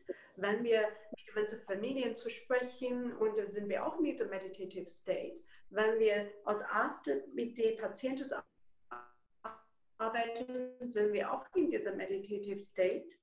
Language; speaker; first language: German; non-native, learner; Chinese